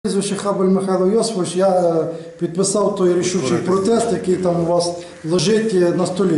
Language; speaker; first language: Ukrainian; native; Ukrainian